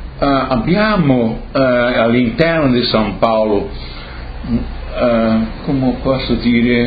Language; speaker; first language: Italian; early bilingual, heritage; Portuguese